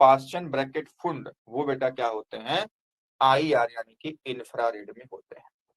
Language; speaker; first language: Hindi; native; Hindi